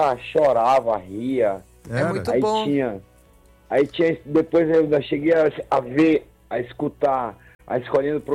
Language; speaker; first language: Portuguese; native; Portuguese